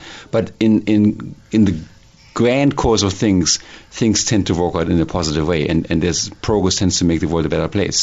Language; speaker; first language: English; non-native, fluent; German